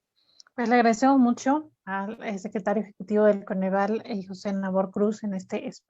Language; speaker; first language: Spanish; native; Spanish